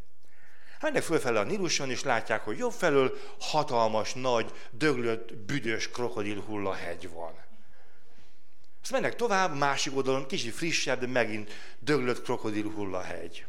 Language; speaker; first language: Hungarian; native; Hungarian